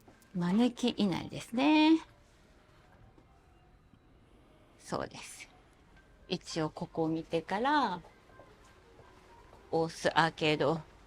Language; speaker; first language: Japanese; native; Japanese